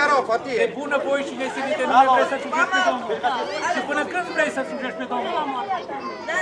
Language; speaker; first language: Romanian; native; Romanian